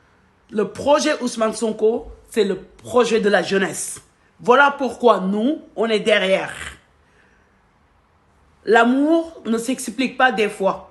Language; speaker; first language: French; non-native, local second language; Wolof